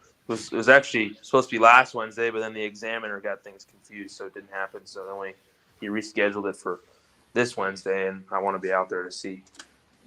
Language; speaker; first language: English; native; English